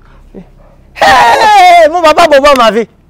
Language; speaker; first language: French; non-native, local second language; Haitian Creole